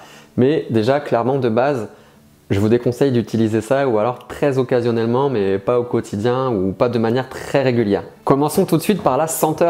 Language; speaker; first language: French; native; French